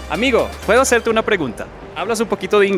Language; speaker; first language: Spanish; non-native, fluent; English